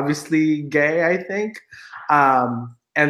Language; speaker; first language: English; non-native, local second language; Filipino